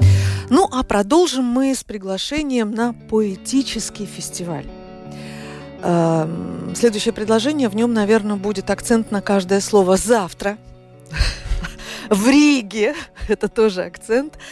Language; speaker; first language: Russian; native; Russian